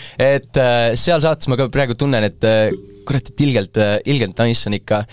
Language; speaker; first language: Estonian; native; Estonian